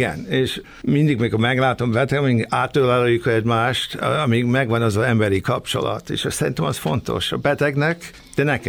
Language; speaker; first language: Hungarian; early bilingual, heritage; Hungarian